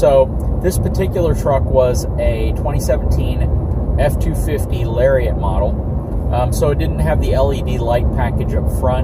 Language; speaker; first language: English; native; English